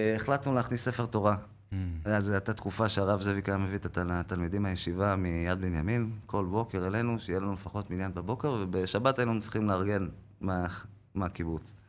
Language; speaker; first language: Hebrew; native; Hebrew